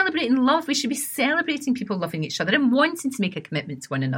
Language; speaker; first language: English; native; English